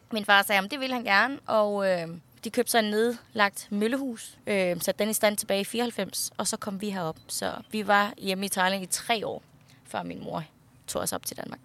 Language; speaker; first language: Danish; early bilingual, other home language; Thai